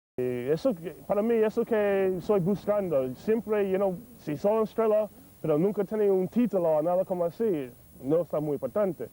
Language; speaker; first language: Spanish; non-native, fluent; English